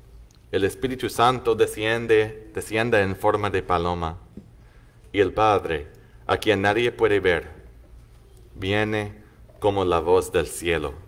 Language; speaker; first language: Spanish; non-native, fluent; English